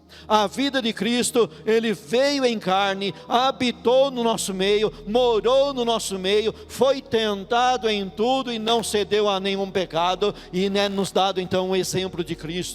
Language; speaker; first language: Portuguese; native; Portuguese